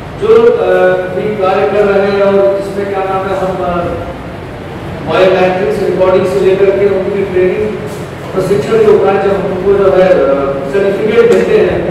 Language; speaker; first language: Hindi; native; Hindi